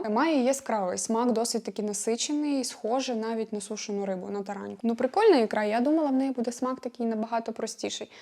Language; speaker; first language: Ukrainian; non-native, local second language; Russian